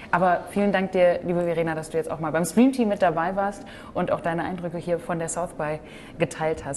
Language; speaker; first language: German; native; German